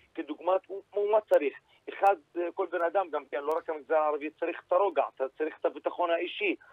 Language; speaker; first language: Hebrew; native; Hebrew